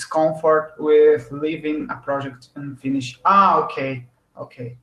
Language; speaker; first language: English; non-native, learner; Portuguese